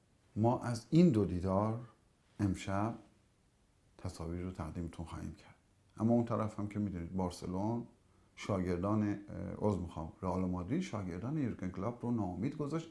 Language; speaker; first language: Persian; native; Persian